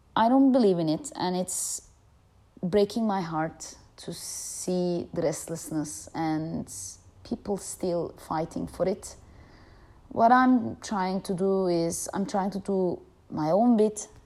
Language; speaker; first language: English; non-native, fluent; Turkish